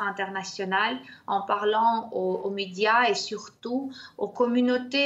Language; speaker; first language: French; non-native, fluent; Ukrainian